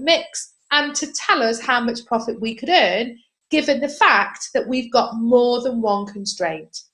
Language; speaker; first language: English; native; English